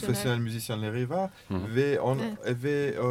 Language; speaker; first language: Turkish; non-native, learner; French